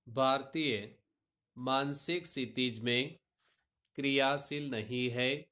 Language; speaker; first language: Hindi; non-native, local second language; Gujarati